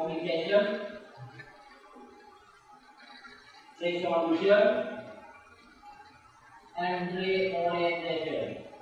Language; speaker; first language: English; non-native, learner; Indonesian